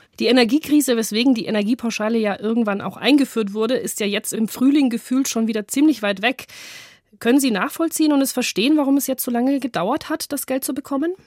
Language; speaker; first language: German; native; German